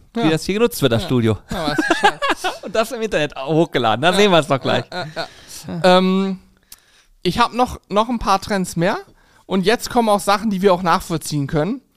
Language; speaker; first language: German; native; German